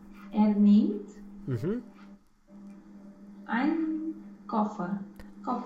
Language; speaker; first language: German; non-native, learner; Romanian